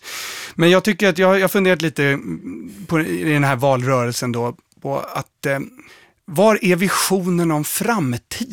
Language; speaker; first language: Swedish; native; Swedish